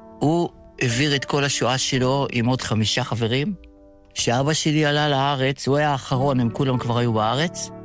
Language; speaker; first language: Hebrew; early bilingual, other home language; Yiddish